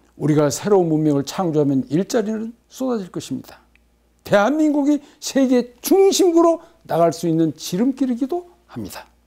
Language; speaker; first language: Korean; native; Korean